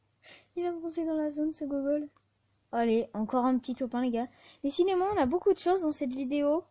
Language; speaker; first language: French; native; French